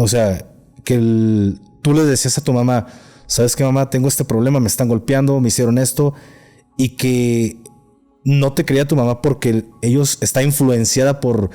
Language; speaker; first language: Spanish; native; Spanish